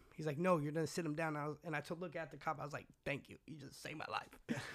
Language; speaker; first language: English; native; English